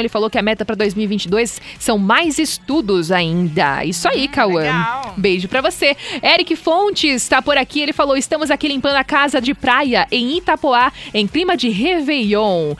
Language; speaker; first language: Portuguese; native; Portuguese